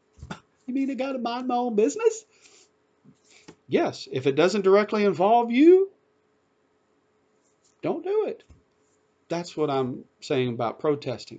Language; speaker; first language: English; native; English